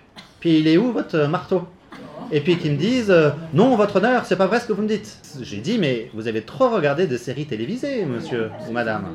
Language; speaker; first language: French; native; French